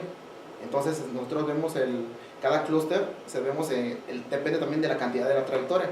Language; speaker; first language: Spanish; native; Spanish